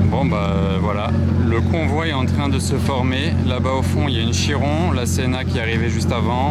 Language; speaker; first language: French; native; French